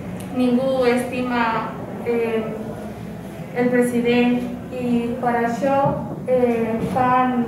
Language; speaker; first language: Catalan; non-native, learner; Spanish